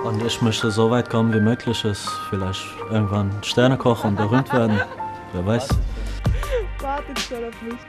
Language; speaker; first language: German; early bilingual, other home language; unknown